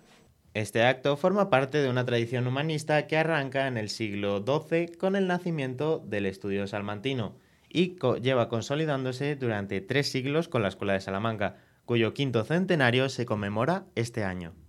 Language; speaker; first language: Spanish; native; Spanish